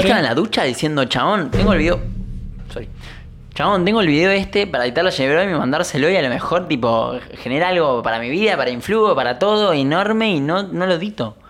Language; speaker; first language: Spanish; native; Spanish